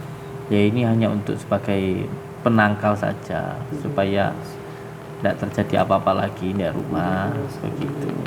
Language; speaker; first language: Indonesian; non-native, local second language; Javanese